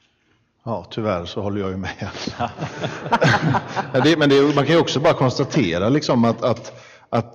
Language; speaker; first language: Swedish; native; Swedish